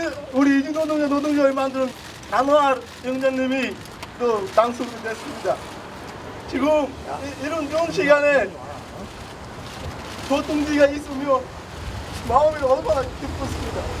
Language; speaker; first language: Korean; non-native, learner; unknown